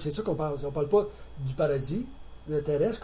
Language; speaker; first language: French; native; French